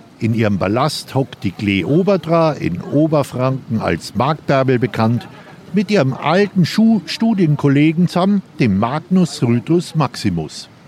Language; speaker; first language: German; native; German